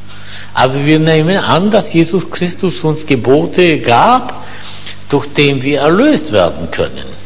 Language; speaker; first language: German; non-native, fluent; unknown